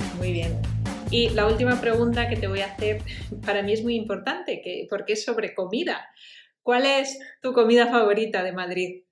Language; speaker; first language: Spanish; native; Spanish